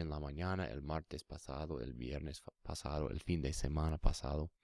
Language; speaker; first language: Spanish; non-native, fluent; English